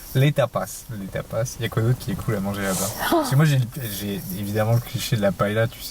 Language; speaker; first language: French; native; French